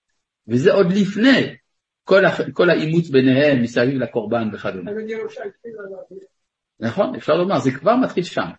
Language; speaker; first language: Hebrew; non-native, fluent; French